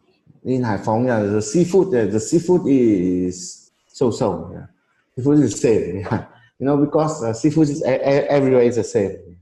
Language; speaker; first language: English; non-native, learner; Vietnamese